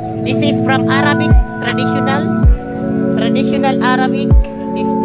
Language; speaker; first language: English; non-native, learner; Filipino